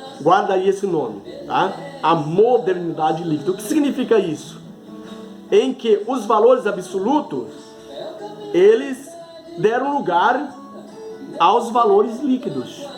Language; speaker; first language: Portuguese; native; Portuguese